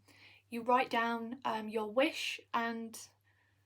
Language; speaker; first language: English; native; English